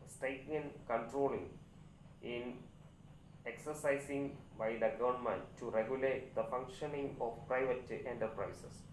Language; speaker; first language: English; non-native, local second language; Malayalam